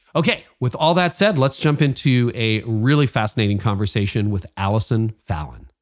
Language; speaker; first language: English; native; English